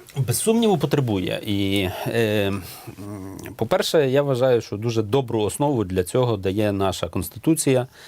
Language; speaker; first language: Ukrainian; native; Ukrainian